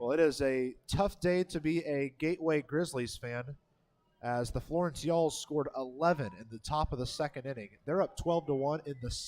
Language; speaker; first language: English; native; English